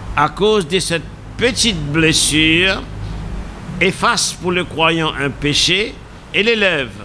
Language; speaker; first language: French; non-native, local second language; Morisyen